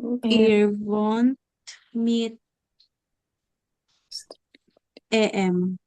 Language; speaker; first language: German; non-native, learner; Filipino